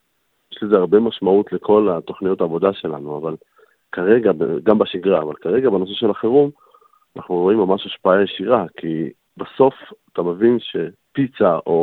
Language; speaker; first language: Hebrew; native; Hebrew